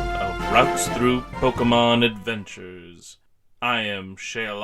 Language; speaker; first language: English; native; English